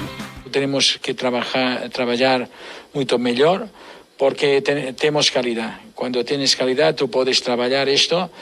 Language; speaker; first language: Portuguese; non-native, fluent; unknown